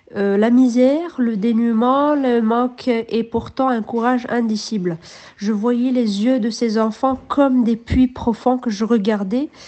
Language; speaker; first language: French; non-native, local second language; Arabic